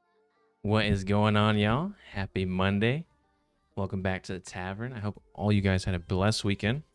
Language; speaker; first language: English; native; English